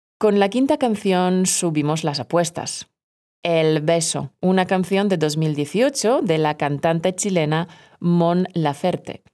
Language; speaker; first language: Spanish; non-native, fluent; Polish